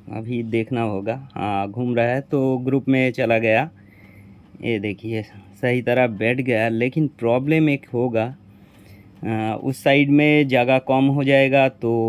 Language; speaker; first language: Hindi; non-native, local second language; Bangla